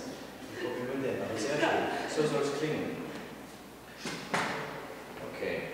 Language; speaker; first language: German; non-native, fluent; English